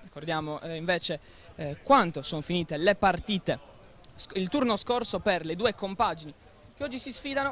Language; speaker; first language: Italian; native; Italian